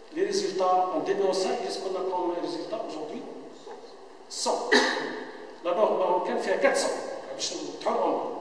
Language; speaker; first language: French; non-native, local second language; Arabic